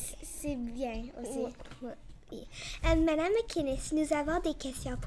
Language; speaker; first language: French; non-native, learner; English